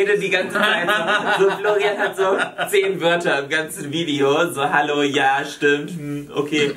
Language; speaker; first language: German; native; German